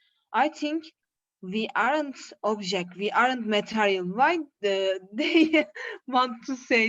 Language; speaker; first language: English; non-native, learner; Turkish